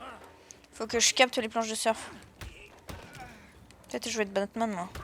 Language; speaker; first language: French; native; French